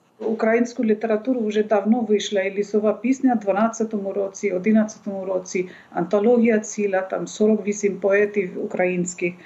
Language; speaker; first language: Ukrainian; non-native, fluent; Bangla